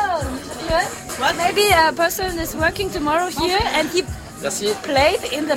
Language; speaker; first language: English; non-native, learner; German